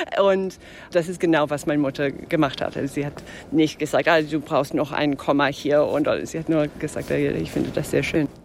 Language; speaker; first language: German; non-native, fluent; English